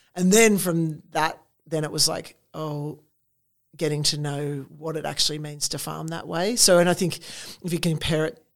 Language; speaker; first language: English; native; English